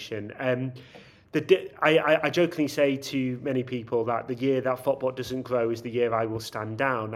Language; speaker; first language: English; native; English